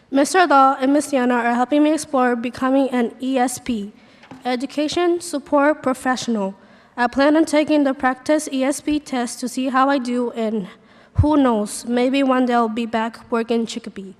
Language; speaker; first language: English; early bilingual, other home language; Spanish